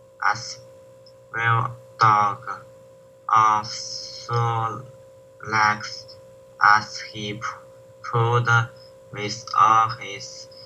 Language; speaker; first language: English; non-native, learner; Chinese